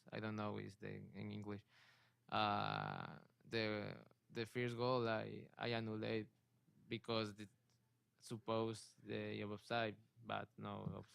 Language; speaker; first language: English; non-native, learner; Spanish